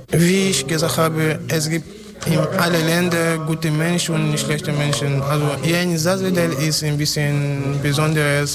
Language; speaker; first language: German; non-native, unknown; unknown